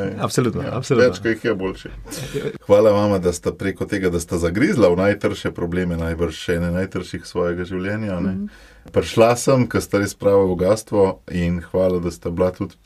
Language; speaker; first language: Slovenian; early bilingual, heritage; Slovenian